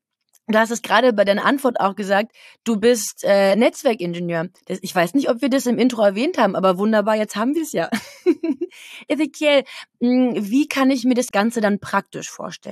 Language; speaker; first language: German; native; German